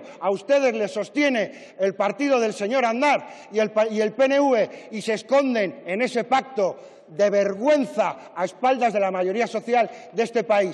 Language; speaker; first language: Spanish; native; Spanish